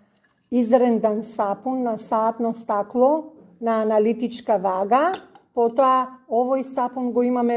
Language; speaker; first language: Macedonian; native; Macedonian